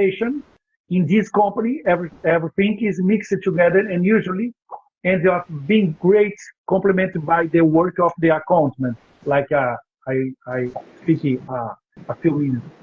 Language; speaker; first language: English; non-native, learner; Portuguese